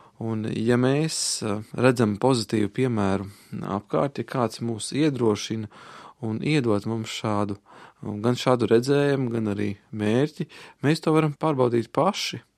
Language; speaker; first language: Latvian; native; Latvian